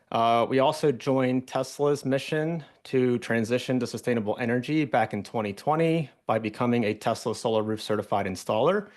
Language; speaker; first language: English; native; English